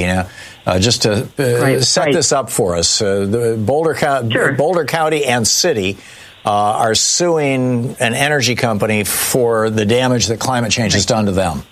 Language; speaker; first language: English; native; English